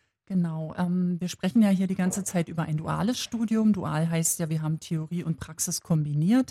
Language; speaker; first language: German; native; German